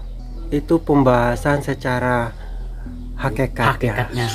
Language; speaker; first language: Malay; non-native, local second language; Javanese